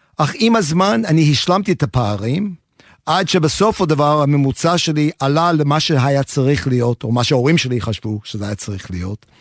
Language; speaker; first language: Hebrew; non-native, fluent; English